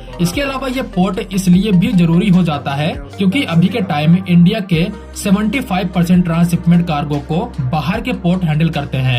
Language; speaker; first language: Hindi; native; Hindi